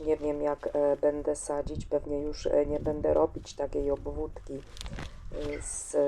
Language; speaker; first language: Polish; native; Polish